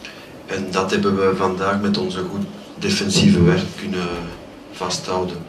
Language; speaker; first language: Dutch; non-native, local second language; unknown